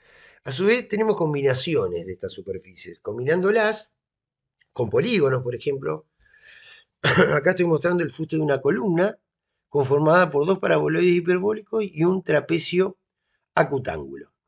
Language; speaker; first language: Spanish; native; Spanish